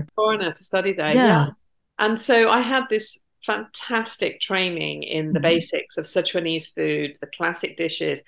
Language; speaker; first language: English; native; English